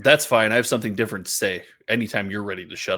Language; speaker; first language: English; native; English